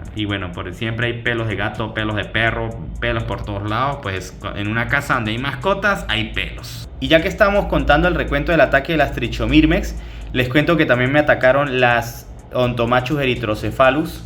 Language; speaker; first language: Spanish; native; Spanish